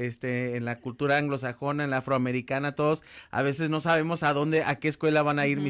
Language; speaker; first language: Spanish; native; Spanish